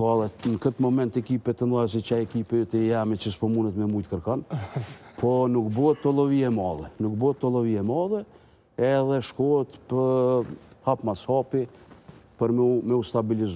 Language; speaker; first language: Albanian; native; Albanian